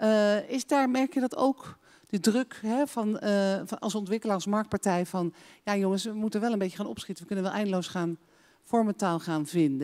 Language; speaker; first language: Dutch; native; Dutch